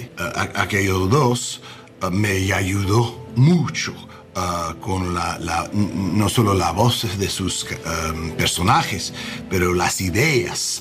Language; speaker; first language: Spanish; non-native, learner; English